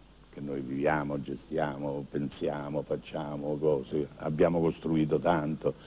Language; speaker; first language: Italian; native; Italian